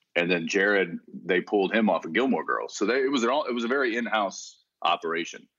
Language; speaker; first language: English; native; English